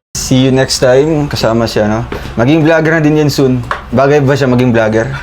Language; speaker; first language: Filipino; non-native, local second language; Cebuano